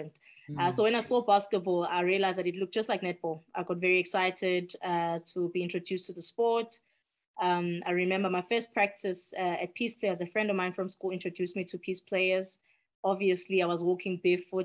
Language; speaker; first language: English; non-native, local second language; Xhosa